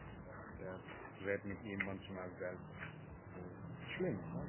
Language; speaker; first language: German; non-native, learner; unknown